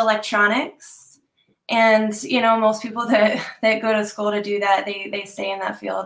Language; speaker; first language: English; native; English